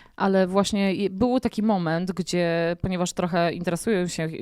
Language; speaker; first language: Polish; native; Polish